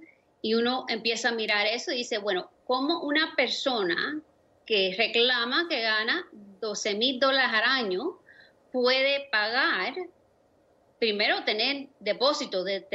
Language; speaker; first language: Spanish; early bilingual, other home language; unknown